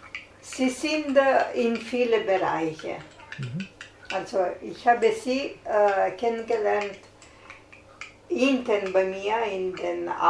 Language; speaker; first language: German; non-native, learner; Italian